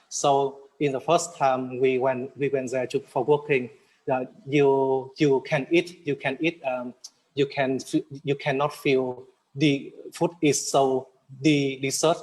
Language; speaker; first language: English; non-native, learner; Vietnamese